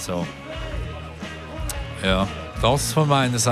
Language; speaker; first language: German; native; German